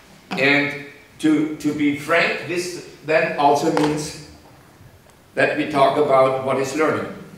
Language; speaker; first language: English; non-native, fluent; German